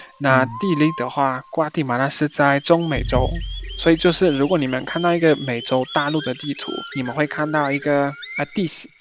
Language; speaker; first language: Chinese; non-native, fluent; Spanish